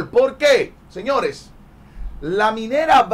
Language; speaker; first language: Spanish; native; Spanish